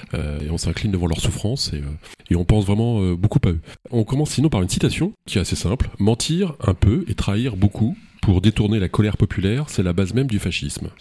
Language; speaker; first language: French; native; French